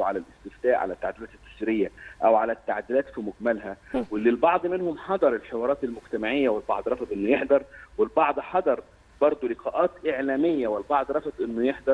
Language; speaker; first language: Arabic; native; Arabic